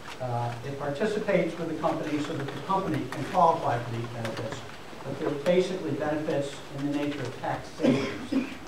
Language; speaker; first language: English; native; English